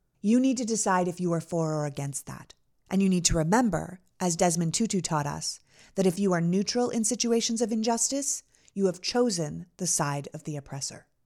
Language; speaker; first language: English; native; English